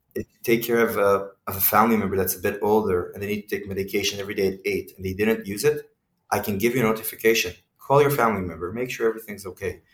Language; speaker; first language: English; non-native, fluent; Hebrew